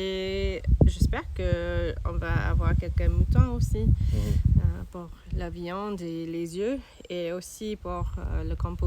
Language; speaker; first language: French; non-native, learner; English